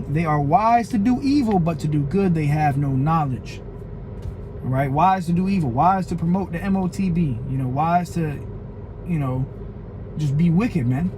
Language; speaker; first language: English; native; English